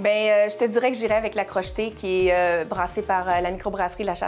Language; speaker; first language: French; native; French